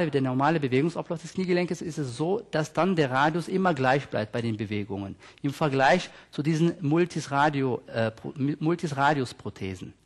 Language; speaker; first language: German; native; German